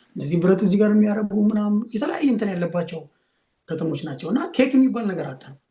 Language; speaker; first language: Amharic; native; Amharic